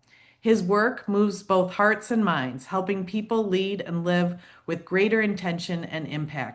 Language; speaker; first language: English; native; English